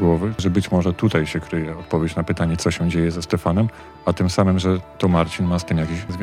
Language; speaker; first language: Polish; native; Polish